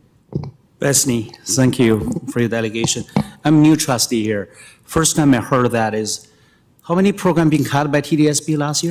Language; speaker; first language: English; non-native, fluent; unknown